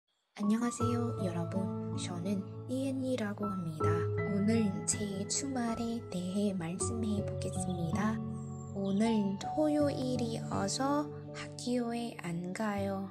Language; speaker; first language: Korean; non-native, learner; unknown